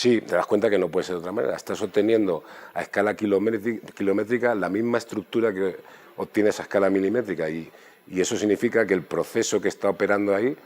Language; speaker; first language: Spanish; native; Spanish